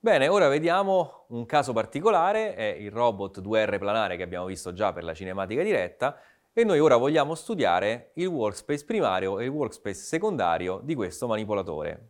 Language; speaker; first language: Italian; native; Italian